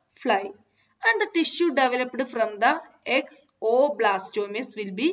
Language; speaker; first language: English; non-native, local second language; Malayalam